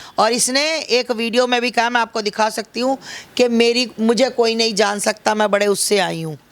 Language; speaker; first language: Hindi; native; Hindi